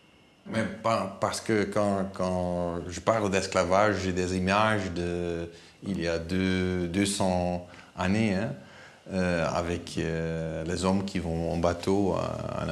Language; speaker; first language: French; non-native, learner; Dutch